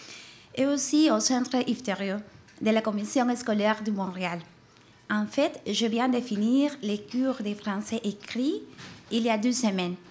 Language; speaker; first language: French; non-native, fluent; Spanish